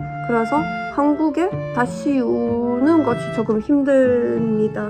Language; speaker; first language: Korean; non-native, learner; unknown